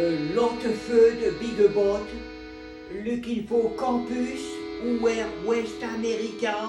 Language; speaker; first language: English; non-native, learner; French